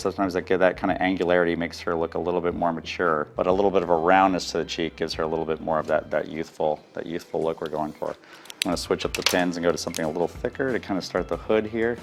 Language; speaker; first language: English; native; English